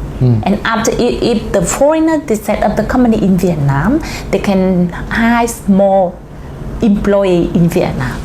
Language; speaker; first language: English; non-native, learner; Vietnamese